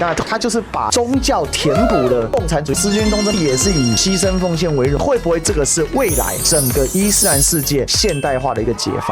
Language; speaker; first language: Chinese; native; Chinese